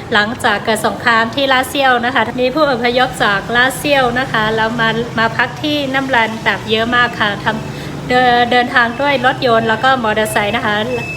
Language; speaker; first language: Thai; non-native, fluent; Shan